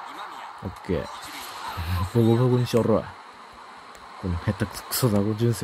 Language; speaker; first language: Japanese; native; Japanese